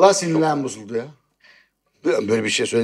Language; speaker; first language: Turkish; native; Turkish